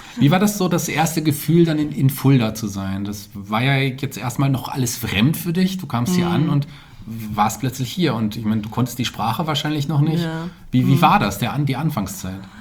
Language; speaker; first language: German; native; German